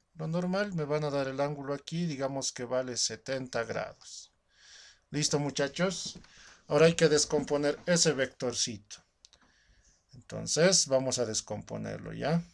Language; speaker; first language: Spanish; native; Spanish